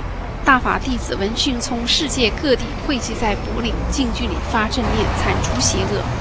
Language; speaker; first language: Chinese; native; Chinese